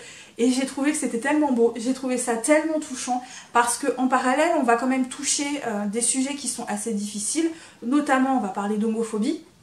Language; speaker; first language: French; native; French